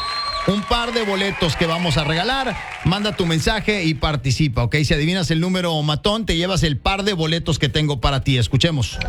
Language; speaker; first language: Spanish; native; Spanish